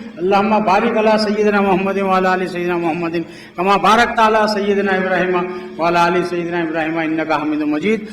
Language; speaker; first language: Urdu; native; Urdu